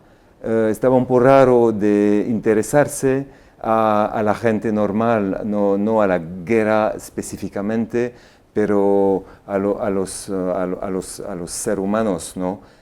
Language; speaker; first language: Spanish; non-native, fluent; French